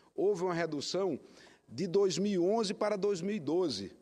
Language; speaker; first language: Portuguese; native; Portuguese